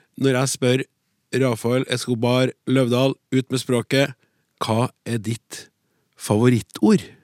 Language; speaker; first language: Norwegian; native; Norwegian